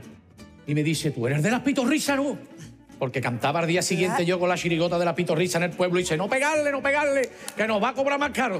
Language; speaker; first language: Spanish; native; Spanish